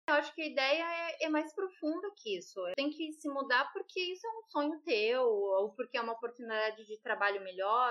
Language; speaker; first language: Portuguese; native; Portuguese